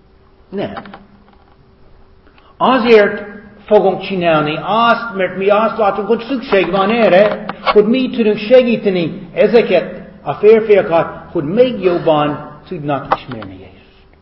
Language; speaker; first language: Hungarian; non-native, fluent; English